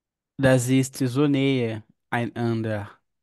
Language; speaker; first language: German; non-native, learner; Portuguese